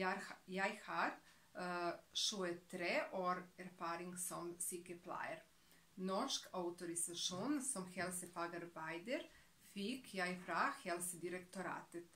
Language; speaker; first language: Norwegian; non-native, learner; Serbian